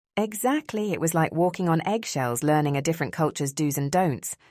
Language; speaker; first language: English; early bilingual, other home language; Spanish